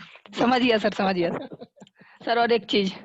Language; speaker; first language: Hindi; native; Hindi